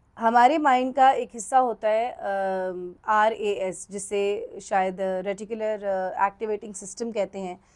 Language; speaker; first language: Urdu; native; Urdu